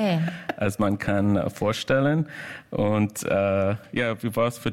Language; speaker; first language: German; non-native, learner; English